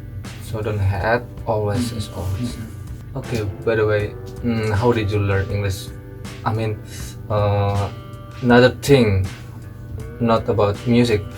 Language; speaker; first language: English; non-native, learner; Indonesian